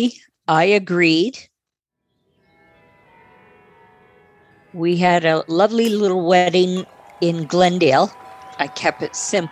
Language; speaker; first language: English; native; English